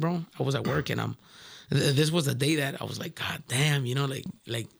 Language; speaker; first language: English; early bilingual, other home language; Spanish